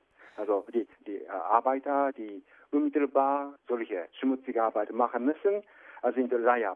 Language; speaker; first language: German; non-native, fluent; Japanese